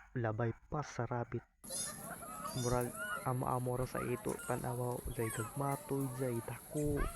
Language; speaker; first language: Cebuano; native; Cebuano